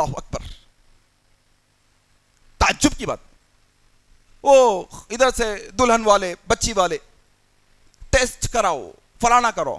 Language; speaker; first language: Urdu; native; Urdu